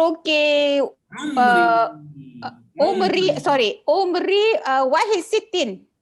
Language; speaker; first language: Arabic; non-native, learner; Malay